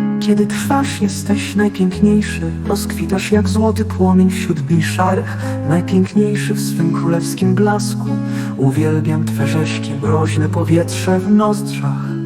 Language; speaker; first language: Polish; native; Polish